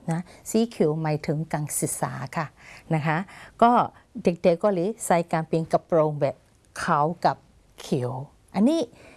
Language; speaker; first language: Thai; non-native, fluent; Burmese